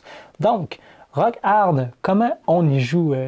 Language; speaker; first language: French; native; French